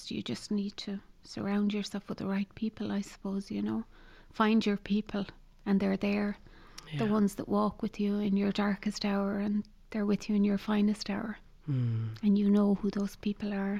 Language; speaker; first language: English; native; English